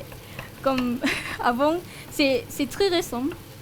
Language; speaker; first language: French; non-native, learner; Malay